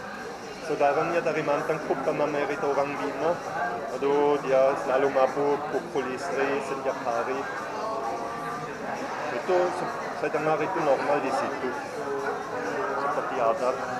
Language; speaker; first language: Indonesian; non-native, fluent; German